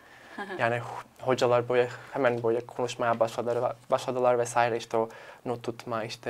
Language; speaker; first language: Turkish; non-native, fluent; Serbian